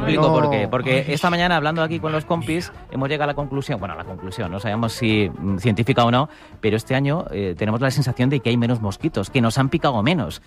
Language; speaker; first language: Spanish; native; Spanish